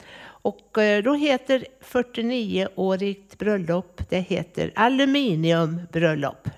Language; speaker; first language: Swedish; native; Swedish